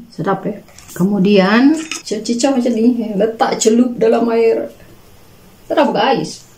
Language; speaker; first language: Malay; native; Malay